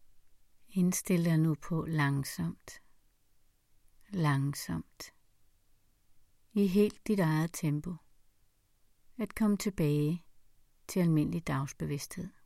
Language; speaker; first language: Danish; native; Danish